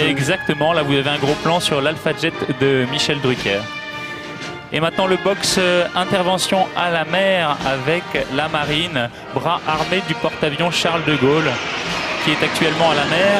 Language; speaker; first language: French; native; French